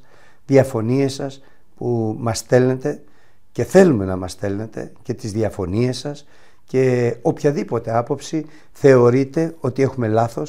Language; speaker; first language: Greek; native; Greek